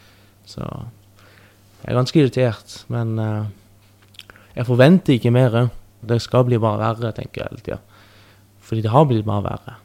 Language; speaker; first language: Norwegian; early bilingual, other home language; Persian